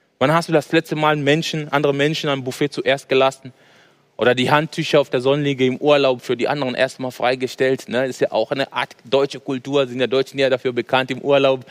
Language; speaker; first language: German; non-native, fluent; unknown